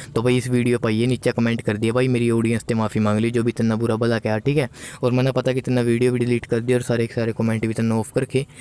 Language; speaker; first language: Hindi; native; Hindi